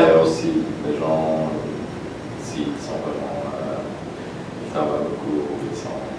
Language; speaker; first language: French; non-native, learner; Polish